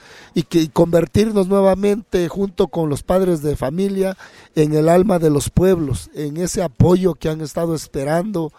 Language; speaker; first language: Spanish; native; Spanish